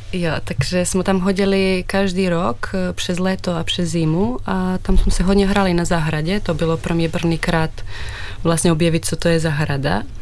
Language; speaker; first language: Czech; non-native, fluent; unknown